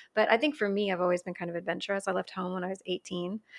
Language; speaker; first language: English; native; English